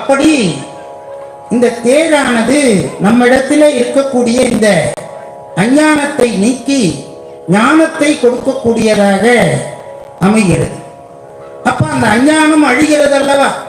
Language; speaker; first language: Tamil; native; Tamil